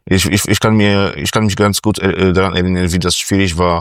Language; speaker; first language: German; non-native, fluent; Polish